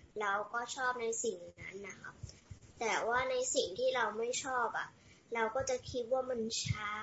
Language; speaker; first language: Thai; early bilingual, heritage; Thai